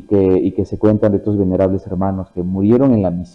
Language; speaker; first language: Spanish; native; Spanish